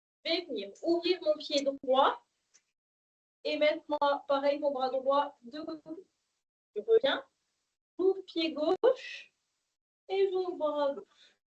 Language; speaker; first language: French; native; French